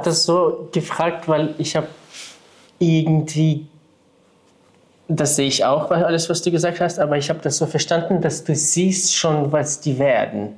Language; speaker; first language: German; non-native, fluent; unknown